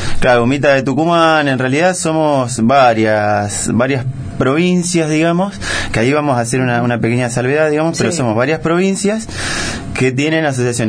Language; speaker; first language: Spanish; native; Spanish